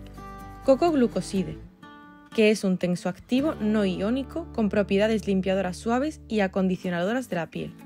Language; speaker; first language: Spanish; native; Spanish